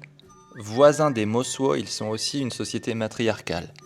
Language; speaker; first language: French; native; French